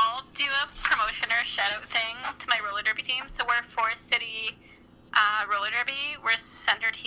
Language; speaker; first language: English; native; English